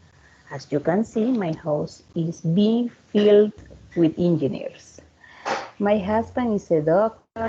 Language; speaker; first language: English; non-native, learner; Spanish